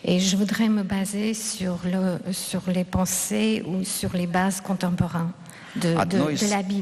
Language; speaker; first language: French; non-native, fluent; Russian